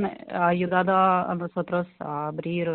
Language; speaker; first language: Spanish; non-native, learner; Ukrainian